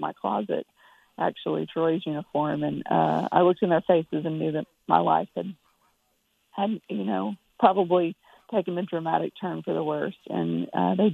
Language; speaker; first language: English; native; English